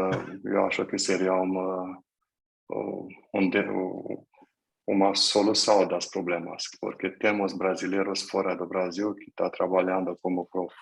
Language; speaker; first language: Portuguese; non-native, fluent; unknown